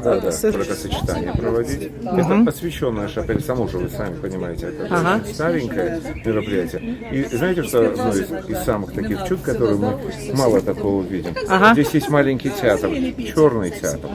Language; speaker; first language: Russian; native; Russian